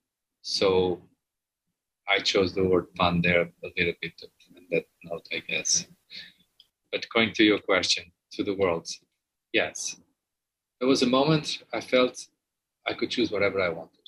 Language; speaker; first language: English; non-native, fluent; Portuguese